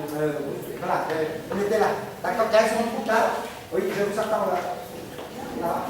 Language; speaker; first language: French; non-native, fluent; Vietnamese